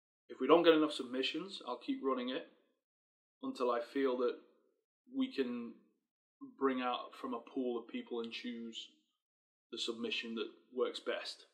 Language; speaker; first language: English; native; English